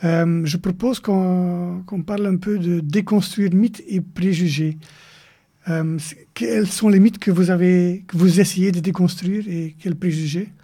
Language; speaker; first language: French; native; French